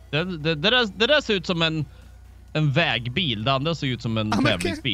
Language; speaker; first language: Swedish; native; Swedish